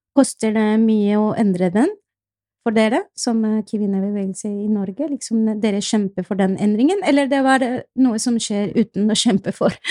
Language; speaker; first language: Norwegian; non-native, fluent; Spanish